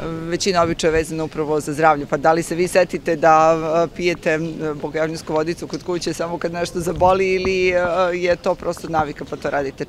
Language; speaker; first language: Serbian; native; Serbian